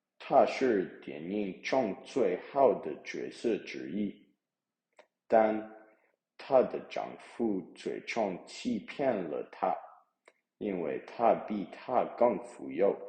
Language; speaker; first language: Chinese; non-native, learner; English